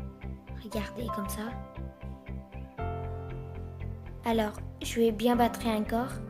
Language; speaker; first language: French; non-native, fluent; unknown